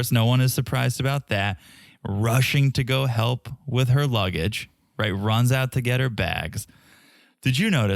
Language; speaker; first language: English; native; English